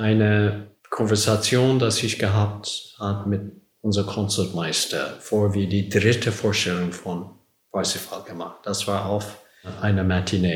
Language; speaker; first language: German; non-native, learner; English